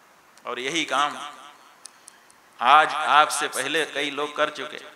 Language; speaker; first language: Hindi; native; Hindi